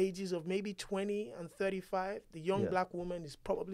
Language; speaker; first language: English; non-native, local second language; Yoruba